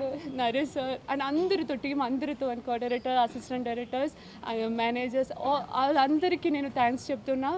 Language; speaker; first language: Telugu; non-native, learner; Malayalam